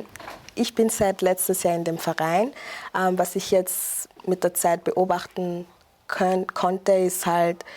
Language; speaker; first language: German; non-native, fluent; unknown